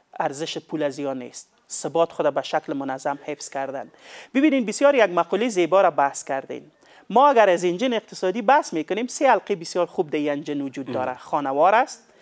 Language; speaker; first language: Persian; native; Persian